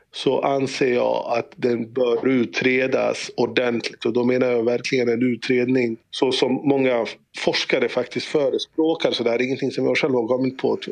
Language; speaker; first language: Swedish; early bilingual, other home language; Bosnian